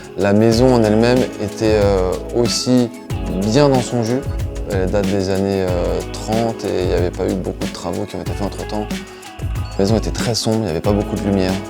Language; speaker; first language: French; native; French